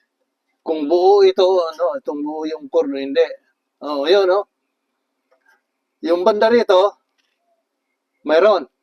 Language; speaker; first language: Filipino; native; Filipino